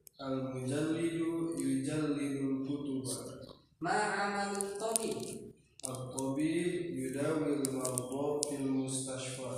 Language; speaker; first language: Arabic; non-native, fluent; Indonesian